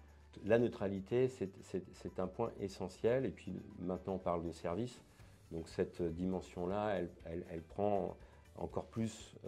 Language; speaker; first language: French; native; French